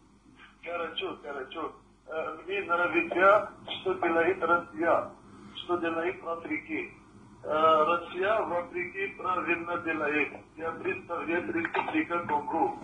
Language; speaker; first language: Russian; non-native, learner; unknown